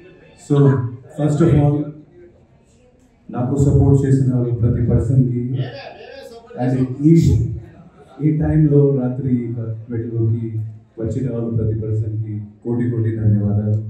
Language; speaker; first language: Telugu; non-native, fluent; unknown